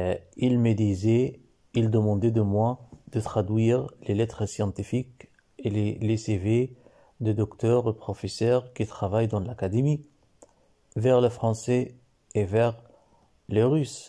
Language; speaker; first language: French; non-native, learner; Arabic